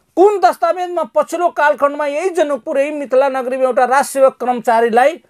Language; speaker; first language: Nepali; non-native, local second language; Maithili